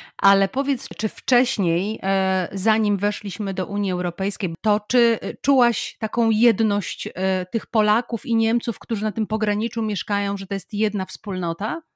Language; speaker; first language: Polish; native; Polish